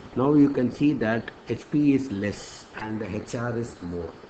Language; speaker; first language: English; non-native, local second language; Tamil